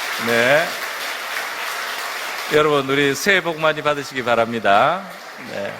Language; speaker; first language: Korean; native; Korean